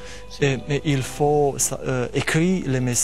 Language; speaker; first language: French; non-native, fluent; Romanian